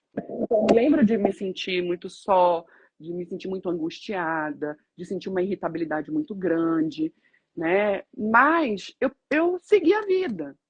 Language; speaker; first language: Portuguese; native; Portuguese